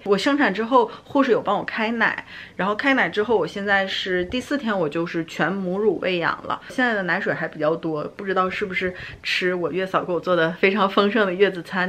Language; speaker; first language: Chinese; native; Chinese